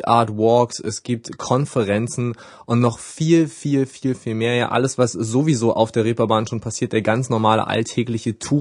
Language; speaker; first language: German; native; German